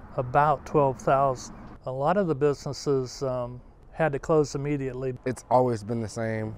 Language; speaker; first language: English; native; English